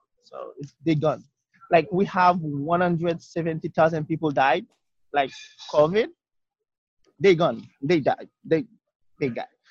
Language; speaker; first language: English; non-native, fluent; Haitian Creole